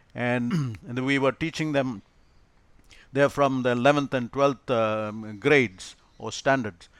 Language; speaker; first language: English; non-native, local second language; Malayalam